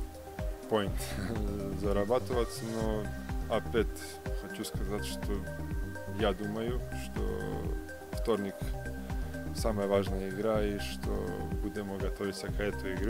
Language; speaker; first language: Russian; non-native, learner; Serbian